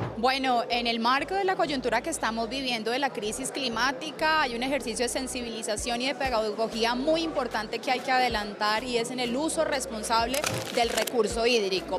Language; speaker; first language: Spanish; native; Spanish